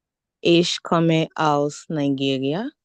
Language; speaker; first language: German; non-native, learner; English